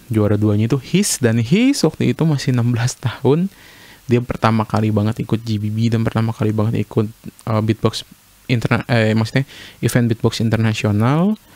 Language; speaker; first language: Indonesian; native; Indonesian